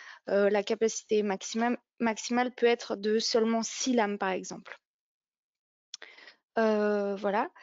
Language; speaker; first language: French; native; French